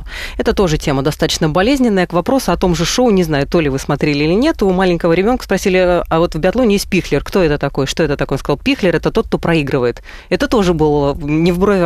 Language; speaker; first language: Russian; native; Russian